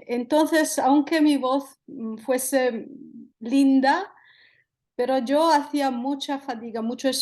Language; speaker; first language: Spanish; non-native, fluent; Italian